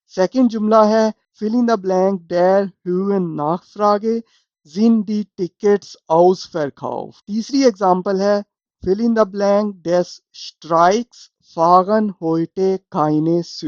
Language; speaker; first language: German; non-native, fluent; Urdu